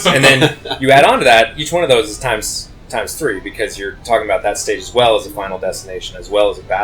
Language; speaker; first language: English; native; English